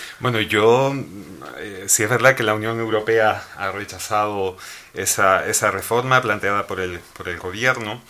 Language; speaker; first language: Spanish; native; Spanish